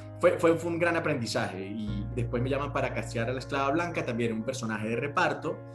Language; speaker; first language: Spanish; native; Spanish